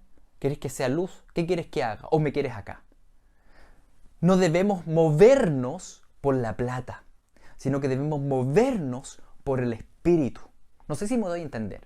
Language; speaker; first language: Spanish; native; Spanish